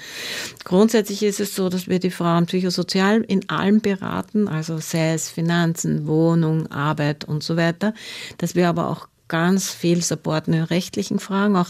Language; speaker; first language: German; native; German